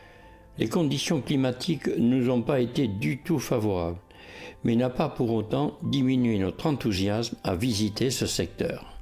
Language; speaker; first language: French; native; French